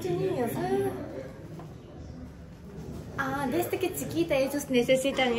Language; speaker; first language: Spanish; non-native, learner; Japanese